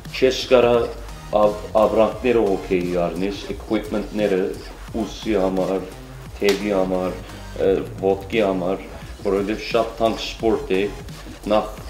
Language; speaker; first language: Armenian; early bilingual, heritage; Armenian